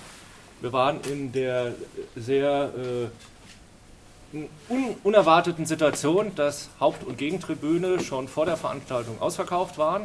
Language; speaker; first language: German; native; German